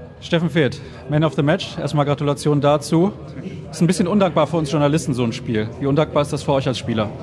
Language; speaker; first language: German; native; German